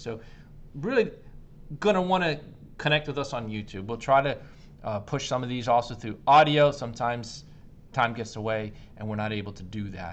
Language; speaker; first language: English; native; English